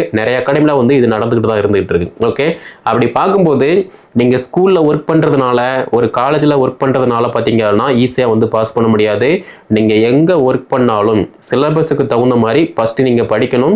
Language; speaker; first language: Tamil; native; Tamil